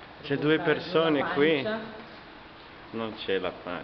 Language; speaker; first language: Italian; non-native, learner; Portuguese